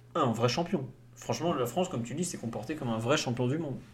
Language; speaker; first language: French; native; French